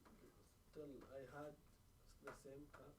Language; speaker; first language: English; non-native, learner; Arabic